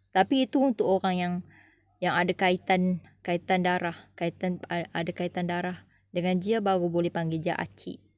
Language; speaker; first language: Malay; native; Malay